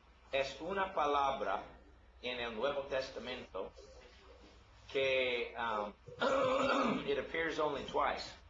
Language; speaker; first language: Spanish; non-native, learner; English